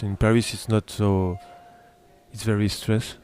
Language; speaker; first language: English; non-native, learner; French